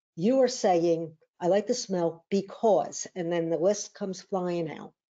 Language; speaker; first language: English; native; English